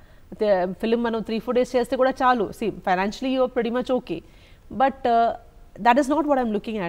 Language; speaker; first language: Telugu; non-native, local second language; Malayalam